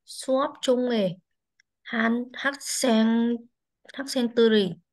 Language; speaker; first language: Korean; non-native, learner; Vietnamese